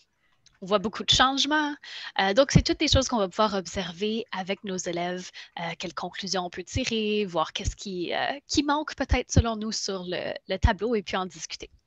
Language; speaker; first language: French; native; French